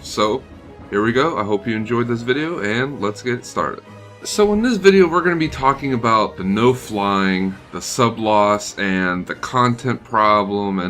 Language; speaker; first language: English; native; English